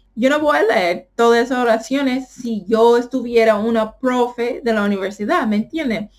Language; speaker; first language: Spanish; non-native, fluent; English